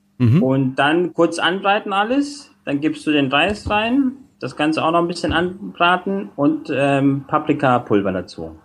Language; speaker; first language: German; non-native, fluent; Spanish